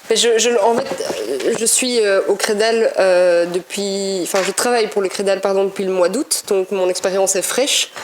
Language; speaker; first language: French; native; French